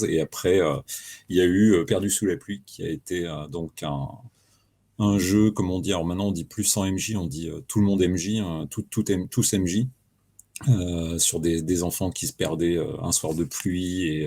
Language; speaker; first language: French; native; French